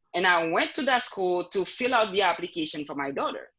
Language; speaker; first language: English; non-native, fluent; Haitian Creole